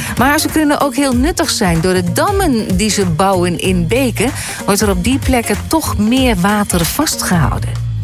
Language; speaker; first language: Dutch; native; Dutch